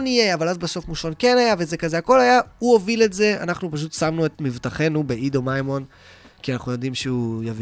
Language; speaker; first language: Hebrew; native; Hebrew